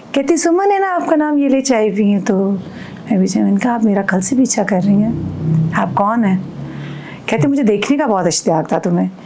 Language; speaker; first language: Urdu; non-native, local second language; Punjabi